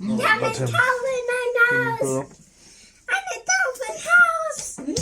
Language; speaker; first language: German; early bilingual, other home language; English